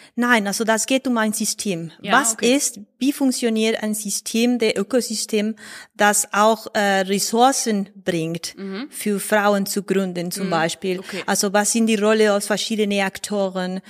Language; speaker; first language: German; non-native, learner; Spanish